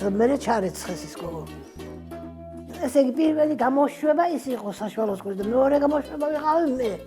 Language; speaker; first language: Georgian; native; Georgian